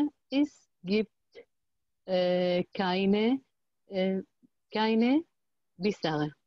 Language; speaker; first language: German; non-native, learner; Arabic